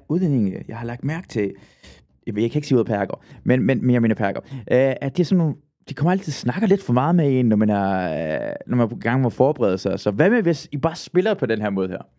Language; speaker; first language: Danish; early bilingual, other home language; Persian